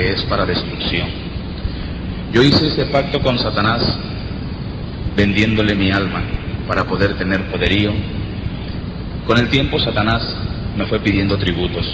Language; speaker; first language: Spanish; native; Spanish